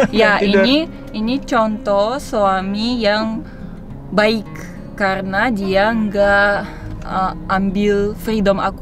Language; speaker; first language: Indonesian; non-native, learner; Russian